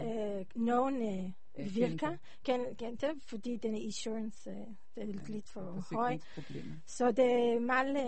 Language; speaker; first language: Danish; non-native, learner; Hebrew